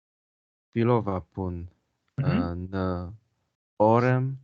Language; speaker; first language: Albanian; non-native, learner; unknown